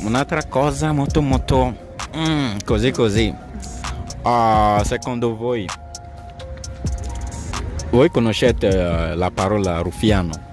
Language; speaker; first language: Italian; non-native, fluent; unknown